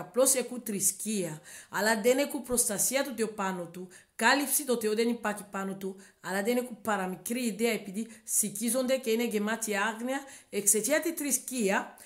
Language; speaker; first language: Greek; non-native, learner; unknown